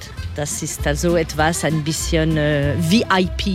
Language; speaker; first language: German; non-native, fluent; French